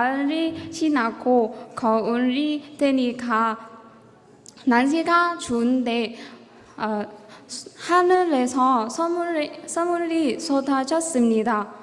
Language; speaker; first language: Korean; non-native, learner; Vietnamese